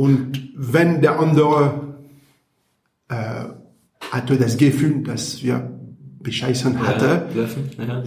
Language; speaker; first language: German; non-native, learner; French